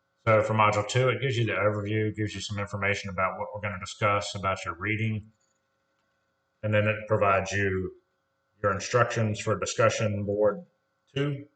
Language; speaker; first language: English; native; English